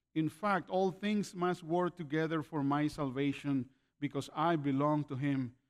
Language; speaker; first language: English; non-native, fluent; Spanish